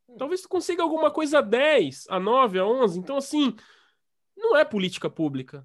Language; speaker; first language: Portuguese; native; Portuguese